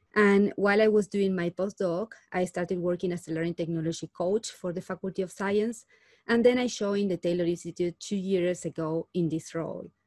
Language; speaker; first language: English; non-native, fluent; Spanish